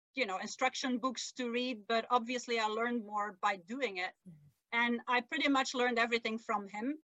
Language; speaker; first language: English; non-native, fluent; Dutch